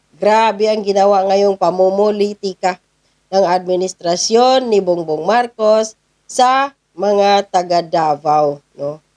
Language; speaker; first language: Filipino; non-native, local second language; Cebuano